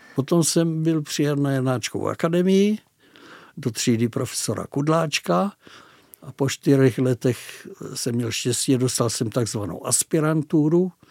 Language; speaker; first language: Czech; non-native, local second language; Slovak